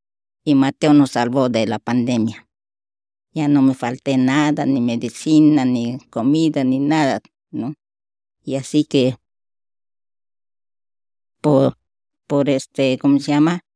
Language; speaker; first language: Spanish; non-native, local second language; Shipibo-Conibo